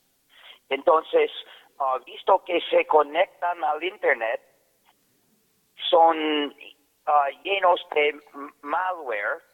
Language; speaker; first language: Spanish; non-native, fluent; English